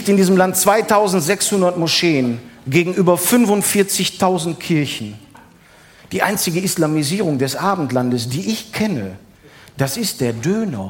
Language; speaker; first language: German; native; German